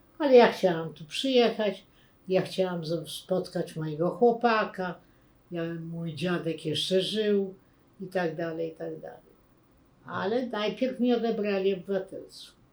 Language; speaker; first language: Polish; native; Polish